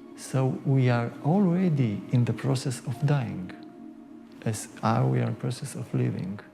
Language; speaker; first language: English; non-native, fluent; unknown